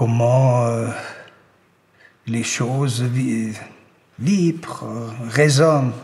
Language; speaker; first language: French; non-native, local second language; German